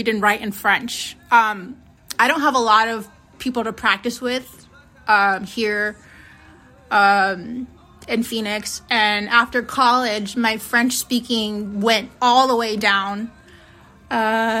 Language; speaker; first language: English; early bilingual, other home language; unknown